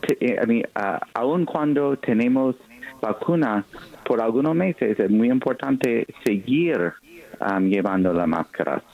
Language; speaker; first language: Spanish; non-native, fluent; English